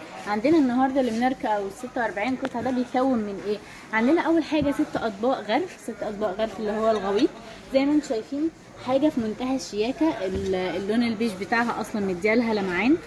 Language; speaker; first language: Arabic; native; Arabic